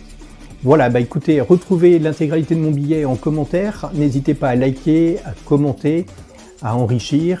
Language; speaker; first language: French; native; French